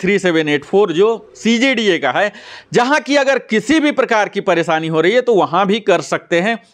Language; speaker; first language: Hindi; native; Hindi